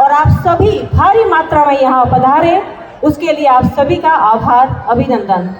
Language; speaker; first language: Hindi; native; Hindi